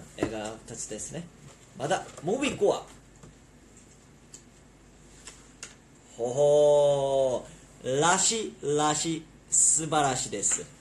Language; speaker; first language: Japanese; non-native, learner; Korean